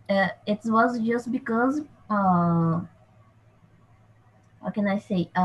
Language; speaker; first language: English; non-native, learner; Portuguese